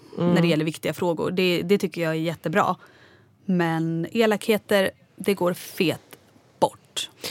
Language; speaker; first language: Swedish; native; Swedish